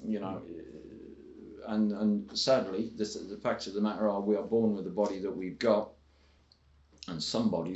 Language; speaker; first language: English; native; English